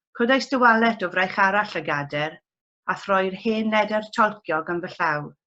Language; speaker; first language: Welsh; non-native, local second language; English